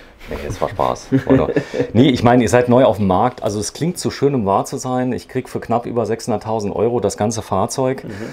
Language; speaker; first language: German; native; German